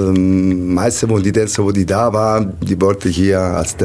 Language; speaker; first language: German; non-native, learner; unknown